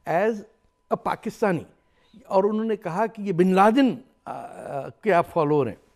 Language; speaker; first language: Urdu; native; Urdu